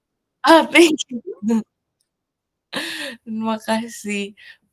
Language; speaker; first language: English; non-native, fluent; Japanese